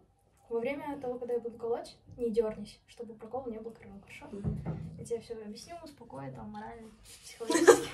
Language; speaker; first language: Russian; native; Russian